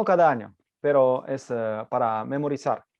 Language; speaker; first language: Spanish; non-native, learner; Japanese